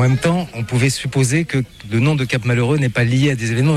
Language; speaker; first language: French; native; French